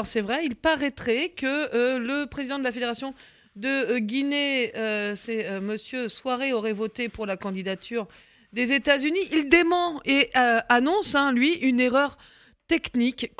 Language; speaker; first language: French; native; French